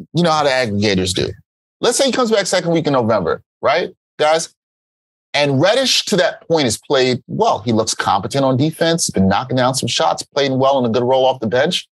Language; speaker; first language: English; native; English